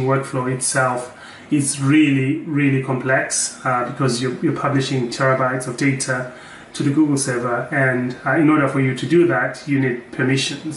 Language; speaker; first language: English; non-native, local second language; Shona